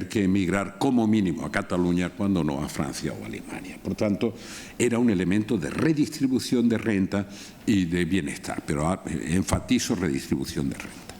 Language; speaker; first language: Spanish; native; Spanish